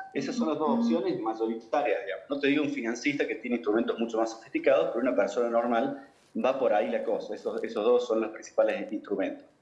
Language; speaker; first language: Spanish; native; Spanish